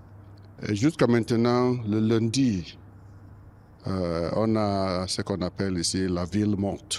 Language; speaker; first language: French; non-native, local second language; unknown